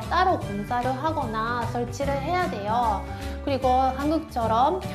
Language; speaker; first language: Korean; non-native, fluent; Japanese